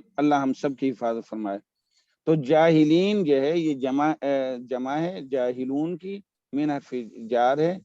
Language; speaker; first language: Urdu; native; Urdu